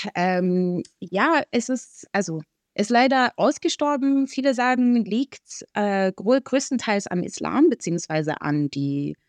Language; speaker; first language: German; early bilingual, other home language; Arabic